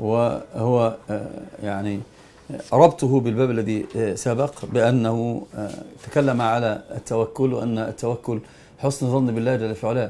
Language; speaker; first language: Arabic; native; Arabic